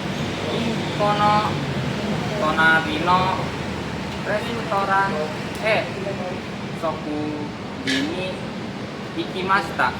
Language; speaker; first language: Japanese; non-native, learner; Indonesian